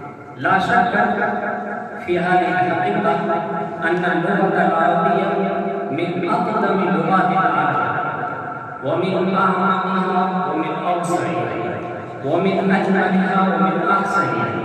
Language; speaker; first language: Arabic; non-native, fluent; Urdu